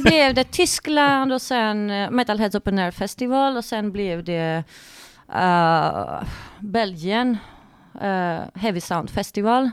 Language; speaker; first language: Swedish; non-native, fluent; Greek